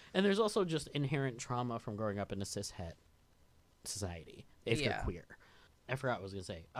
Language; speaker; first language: English; native; English